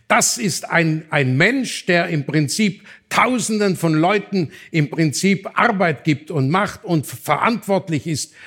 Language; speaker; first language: German; native; German